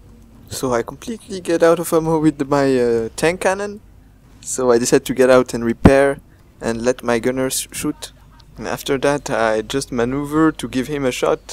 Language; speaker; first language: English; non-native, fluent; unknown